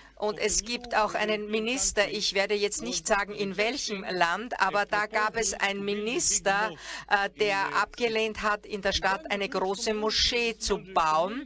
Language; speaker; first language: German; non-native, fluent; Hebrew